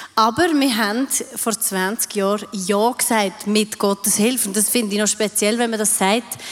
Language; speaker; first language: German; native; German